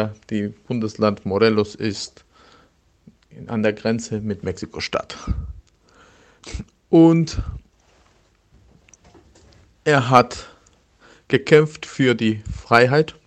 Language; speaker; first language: German; non-native, learner; Spanish